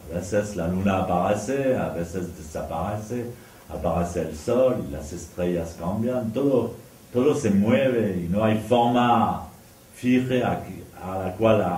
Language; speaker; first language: Spanish; non-native, fluent; French